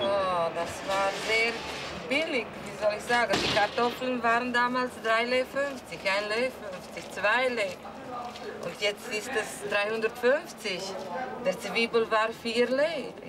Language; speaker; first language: German; non-native, local second language; Romanian